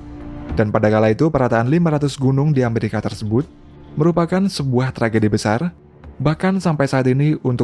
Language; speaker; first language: Indonesian; native; Indonesian